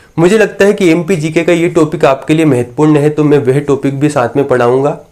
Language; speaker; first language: Hindi; native; Hindi